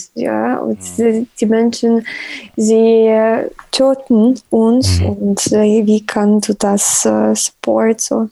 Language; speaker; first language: German; non-native, learner; Ukrainian